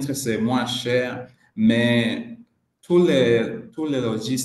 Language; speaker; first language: French; non-native, learner; Swahili